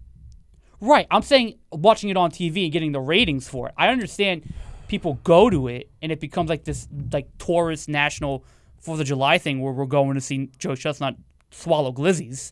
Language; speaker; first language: English; native; English